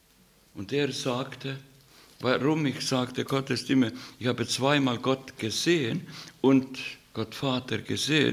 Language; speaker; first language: German; non-native, learner; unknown